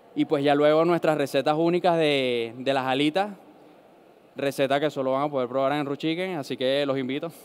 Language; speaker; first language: Spanish; native; Spanish